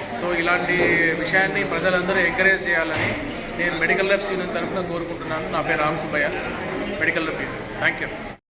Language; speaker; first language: Telugu; native; Telugu